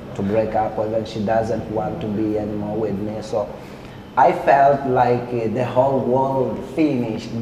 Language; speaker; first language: English; non-native, fluent; Portuguese